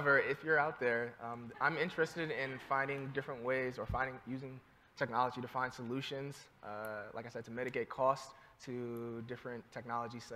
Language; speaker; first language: English; native; English